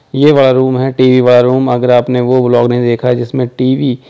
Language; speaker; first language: Hindi; native; Hindi